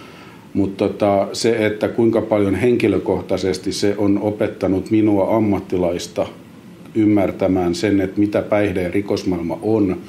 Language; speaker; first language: Finnish; native; Finnish